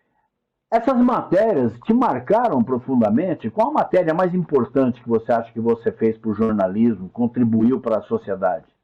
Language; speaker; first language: Portuguese; native; Portuguese